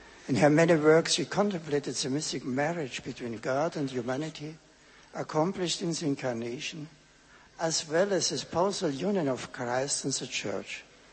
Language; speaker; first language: English; non-native, fluent; German